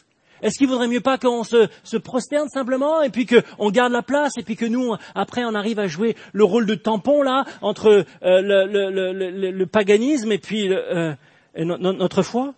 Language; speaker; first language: French; native; French